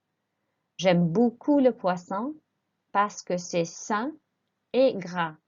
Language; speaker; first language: French; non-native, fluent; English